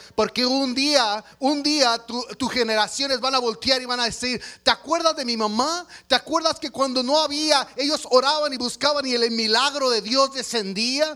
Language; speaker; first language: Spanish; native; Spanish